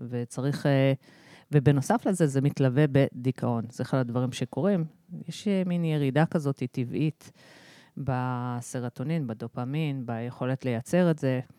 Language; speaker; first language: Hebrew; early bilingual, other home language; English